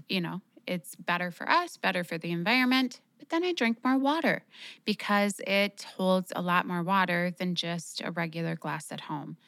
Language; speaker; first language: English; native; English